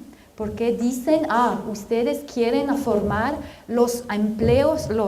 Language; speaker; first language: Spanish; non-native, fluent; French